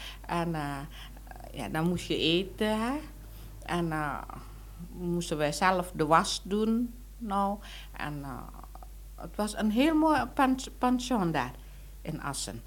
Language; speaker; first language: Dutch; non-native, local second language; Indonesian